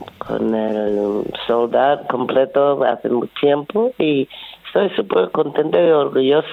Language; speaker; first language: Spanish; non-native, fluent; English